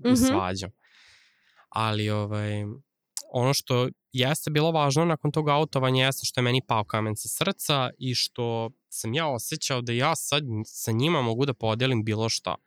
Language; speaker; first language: Serbian; native; Serbian